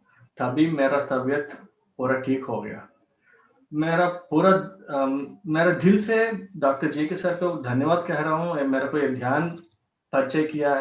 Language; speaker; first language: Hindi; non-native, local second language; Telugu